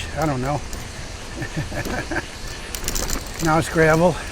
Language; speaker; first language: English; native; English